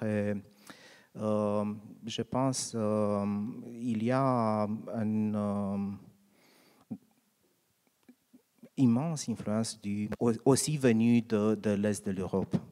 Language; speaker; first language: French; non-native, learner; Romanian